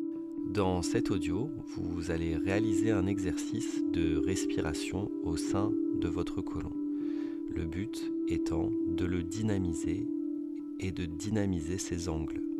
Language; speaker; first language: French; native; French